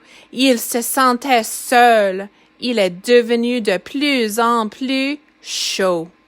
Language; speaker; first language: French; non-native, fluent; English